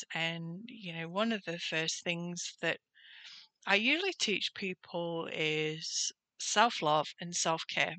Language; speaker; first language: English; native; English